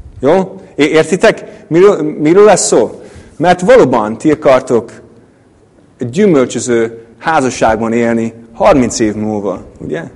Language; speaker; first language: Hungarian; non-native, fluent; English